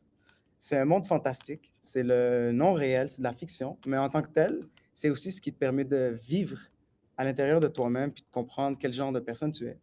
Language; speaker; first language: French; native; French